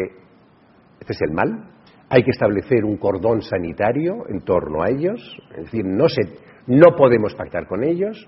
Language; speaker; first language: Spanish; native; Spanish